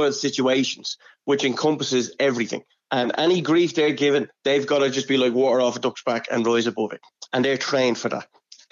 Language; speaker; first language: English; native; English